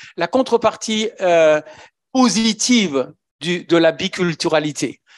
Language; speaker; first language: French; native; French